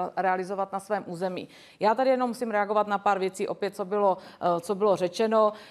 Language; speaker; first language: Czech; native; Czech